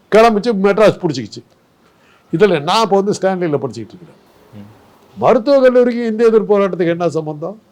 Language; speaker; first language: Tamil; non-native, local second language; Telugu